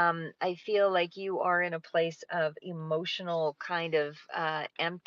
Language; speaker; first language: English; native; English